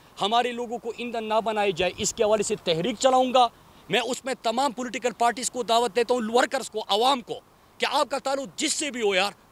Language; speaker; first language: Urdu; non-native, local second language; Pashto